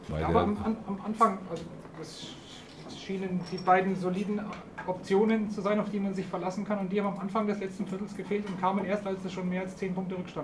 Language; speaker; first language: German; native; German